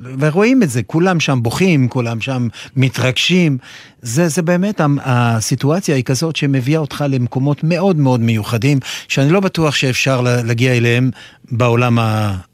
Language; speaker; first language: Hebrew; non-native, fluent; French